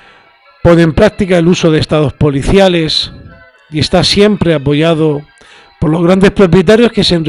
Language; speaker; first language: Spanish; native; Spanish